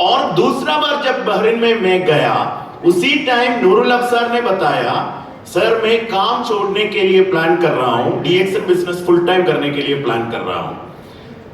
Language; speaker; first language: Hindi; non-native, learner; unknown